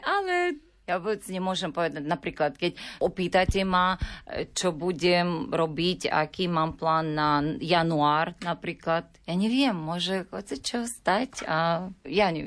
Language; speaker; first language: Slovak; non-native, learner; Ukrainian